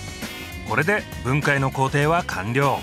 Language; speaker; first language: Japanese; native; Japanese